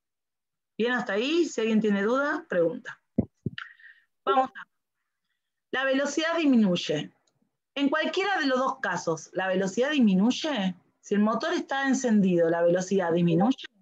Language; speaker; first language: Spanish; native; Spanish